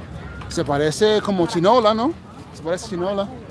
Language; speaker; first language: Spanish; non-native, fluent; English